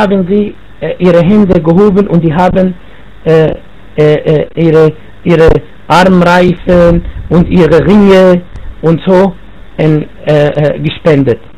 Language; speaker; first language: German; non-native, fluent; Arabic